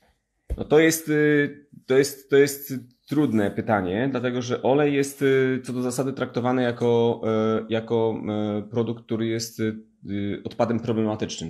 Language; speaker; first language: Polish; native; Polish